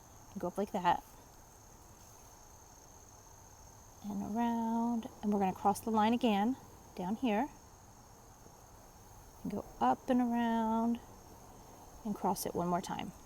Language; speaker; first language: English; native; English